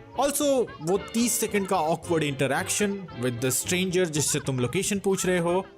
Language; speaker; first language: Hindi; non-native, local second language; Bangla